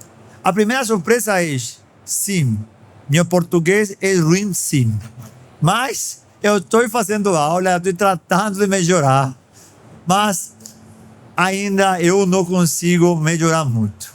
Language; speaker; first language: Portuguese; non-native, fluent; Spanish